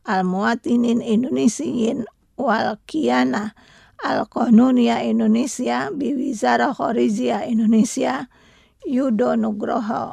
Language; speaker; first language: Arabic; non-native, fluent; Indonesian